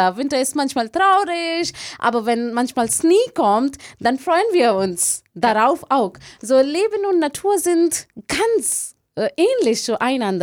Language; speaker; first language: German; non-native, learner; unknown